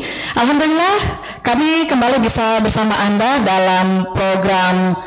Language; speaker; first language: Indonesian; native; Indonesian